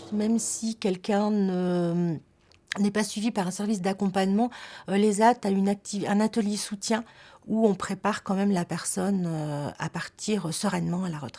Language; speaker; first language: French; native; French